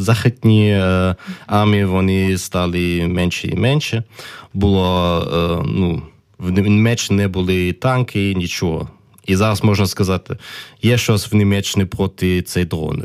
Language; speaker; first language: Ukrainian; non-native, learner; German